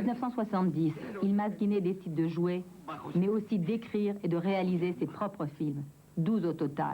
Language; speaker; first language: French; native; French